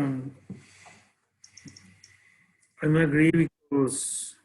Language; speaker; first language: English; non-native, learner; Spanish